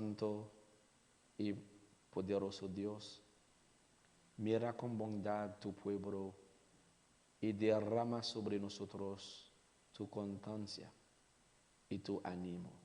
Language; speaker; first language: Spanish; non-native, learner; Haitian Creole